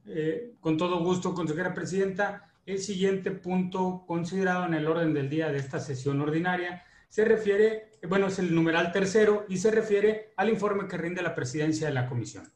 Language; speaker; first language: Spanish; native; Spanish